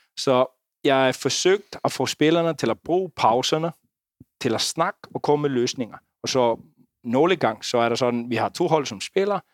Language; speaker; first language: Danish; non-native, fluent; Icelandic